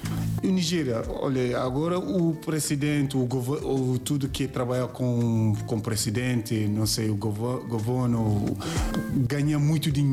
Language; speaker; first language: Portuguese; non-native, learner; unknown